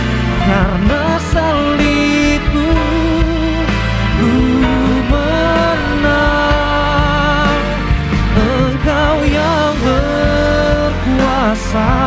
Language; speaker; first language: Indonesian; native; Indonesian